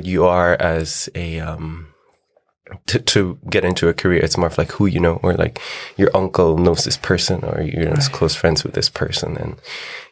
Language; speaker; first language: English; non-native, local second language; Filipino